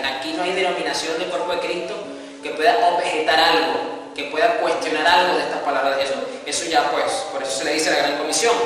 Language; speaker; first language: Spanish; native; Spanish